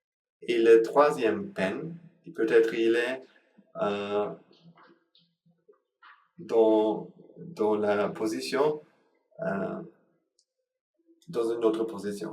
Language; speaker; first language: French; non-native, learner; Sinhala